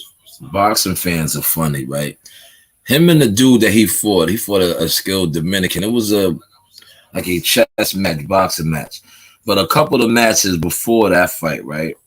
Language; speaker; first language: English; native; English